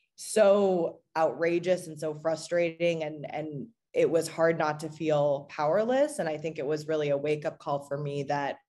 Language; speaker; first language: English; native; English